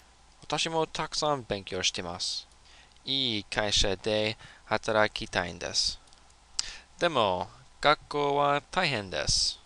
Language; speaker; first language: Japanese; non-native, learner; English